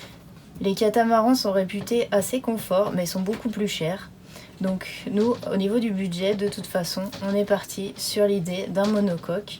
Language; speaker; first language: French; native; French